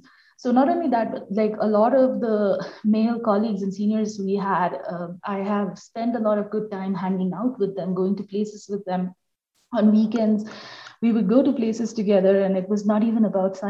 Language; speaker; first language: English; non-native, local second language; Bangla